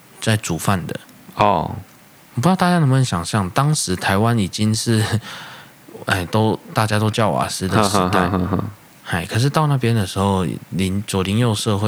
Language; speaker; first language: Chinese; native; Chinese